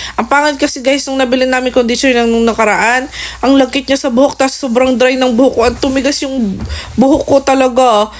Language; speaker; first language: Filipino; native; Filipino